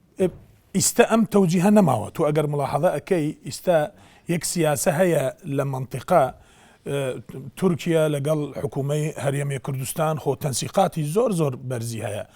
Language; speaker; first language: Central Kurdish; non-native, local second language; Azerbaijani